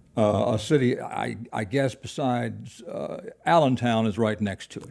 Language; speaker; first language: English; native; English